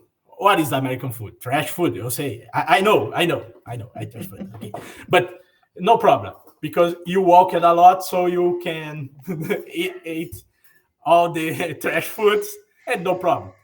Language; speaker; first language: English; non-native, learner; Portuguese